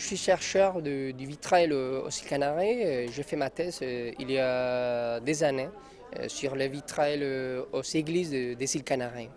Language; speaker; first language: French; non-native, learner; Spanish